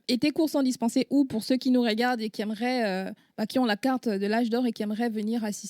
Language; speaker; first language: French; native; French